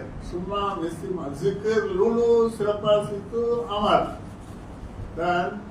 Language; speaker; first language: Indonesian; non-native, learner; Tamil